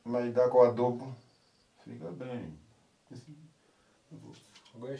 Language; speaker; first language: Portuguese; non-native, local second language; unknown